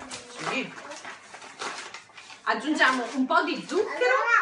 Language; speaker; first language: Italian; native; Italian